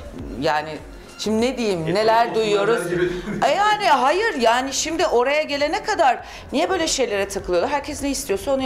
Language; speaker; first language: Turkish; native; Turkish